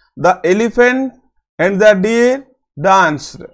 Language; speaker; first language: English; non-native, local second language; Telugu